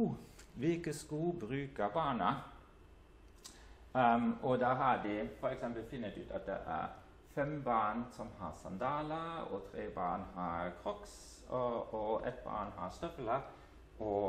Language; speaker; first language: Norwegian; non-native, fluent; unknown